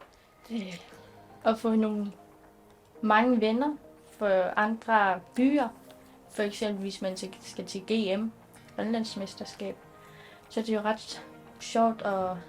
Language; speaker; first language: Danish; non-native, local second language; Kalaallisut